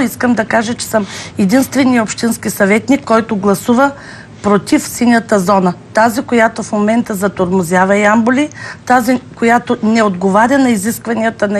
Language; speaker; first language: Bulgarian; native; Bulgarian